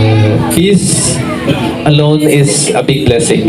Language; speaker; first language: English; non-native, local second language; Filipino